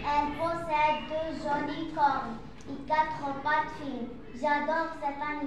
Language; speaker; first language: French; non-native, learner; Arabic